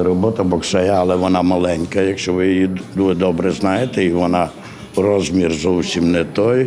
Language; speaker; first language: Ukrainian; non-native, local second language; Hungarian